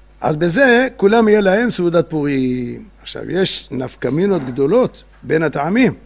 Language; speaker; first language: Hebrew; native; Hebrew